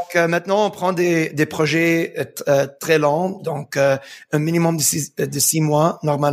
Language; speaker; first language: French; early bilingual, heritage; French